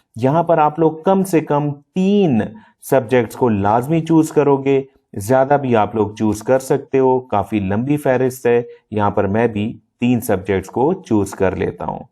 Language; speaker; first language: Urdu; non-native, local second language; Punjabi